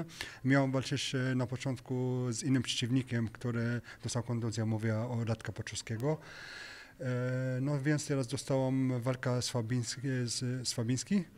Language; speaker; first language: Polish; non-native, learner; French